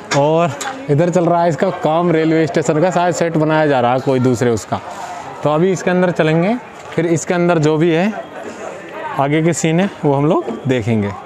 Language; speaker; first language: Hindi; native; Hindi